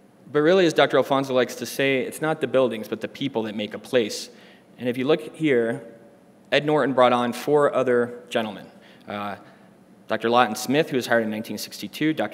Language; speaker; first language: English; native; English